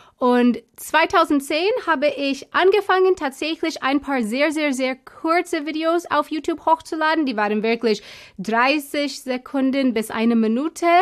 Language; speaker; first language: German; non-native, fluent; English